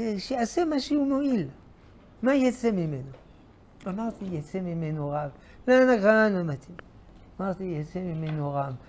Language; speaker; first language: Hebrew; non-native, fluent; French